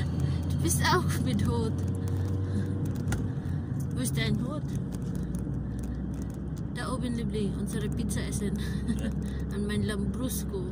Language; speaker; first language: German; non-native, learner; Filipino